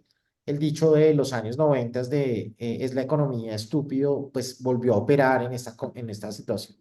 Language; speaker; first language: Spanish; native; Spanish